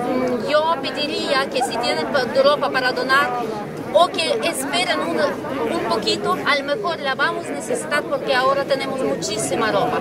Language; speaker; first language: Spanish; non-native, fluent; Ukrainian